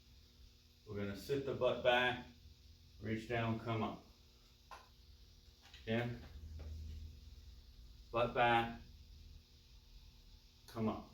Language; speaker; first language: English; native; English